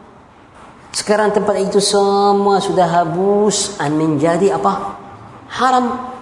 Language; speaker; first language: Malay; non-native, fluent; Arabic